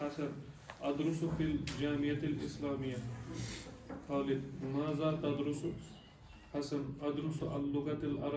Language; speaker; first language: Arabic; non-native, learner; Urdu